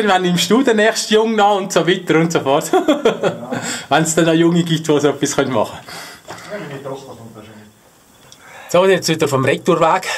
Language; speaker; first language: German; native; German